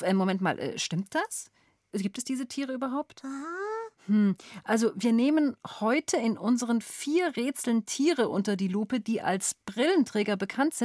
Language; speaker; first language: German; native; German